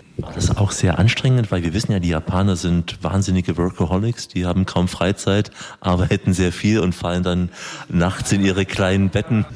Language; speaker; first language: German; native; German